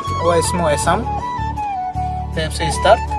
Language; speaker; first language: Arabic; non-native, learner; Bangla